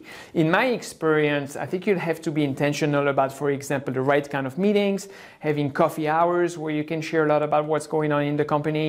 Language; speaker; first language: English; non-native, fluent; French